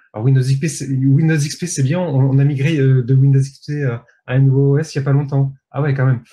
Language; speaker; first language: French; native; French